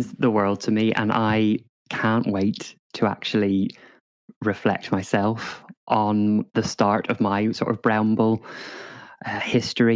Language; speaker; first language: English; native; English